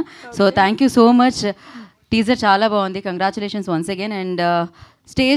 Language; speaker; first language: Telugu; native; Telugu